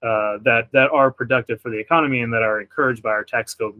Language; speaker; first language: English; native; English